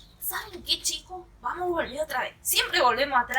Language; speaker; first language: Spanish; native; Spanish